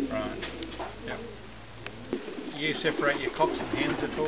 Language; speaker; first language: English; native; English